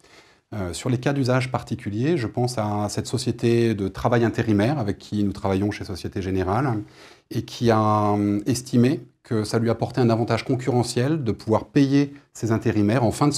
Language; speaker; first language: French; native; French